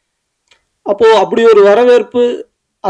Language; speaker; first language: Tamil; native; Tamil